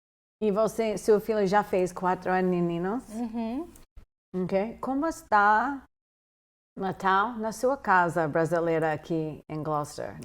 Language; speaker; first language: Portuguese; non-native, fluent; English